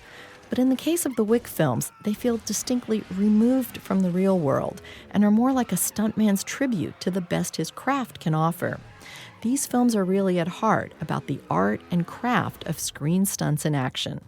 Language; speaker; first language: English; native; English